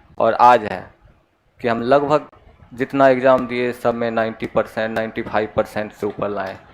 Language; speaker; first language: Hindi; native; Hindi